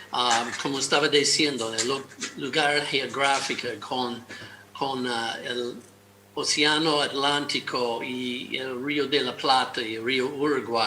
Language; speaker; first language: Spanish; non-native, fluent; English